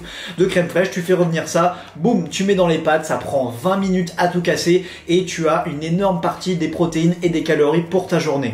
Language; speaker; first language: French; native; French